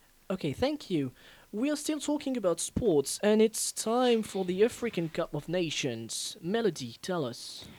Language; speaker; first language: English; non-native, fluent; French